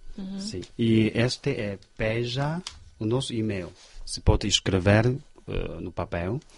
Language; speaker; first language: Portuguese; non-native, fluent; Chinese